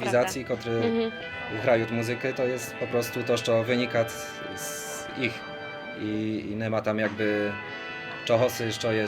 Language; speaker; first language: Polish; non-native, local second language; Rusyn